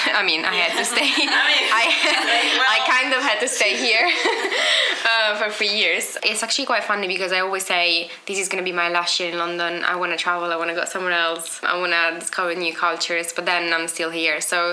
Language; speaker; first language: English; non-native, fluent; Italian